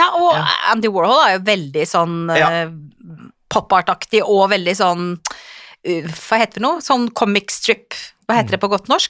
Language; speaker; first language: Norwegian; native; Norwegian